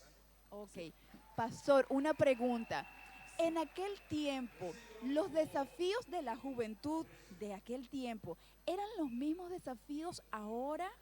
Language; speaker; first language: Spanish; native; Spanish